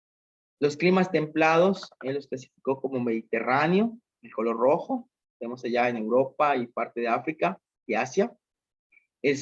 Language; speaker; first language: Spanish; native; Spanish